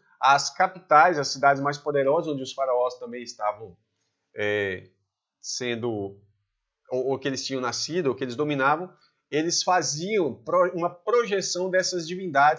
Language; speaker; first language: Portuguese; native; Portuguese